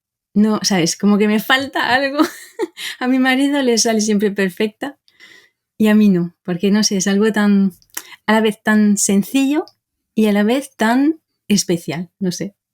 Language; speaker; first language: Spanish; non-native, fluent; French